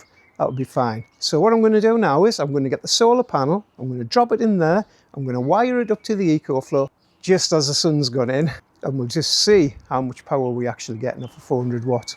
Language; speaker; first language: English; native; English